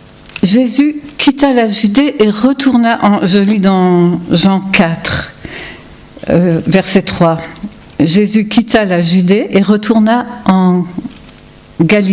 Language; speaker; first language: French; native; French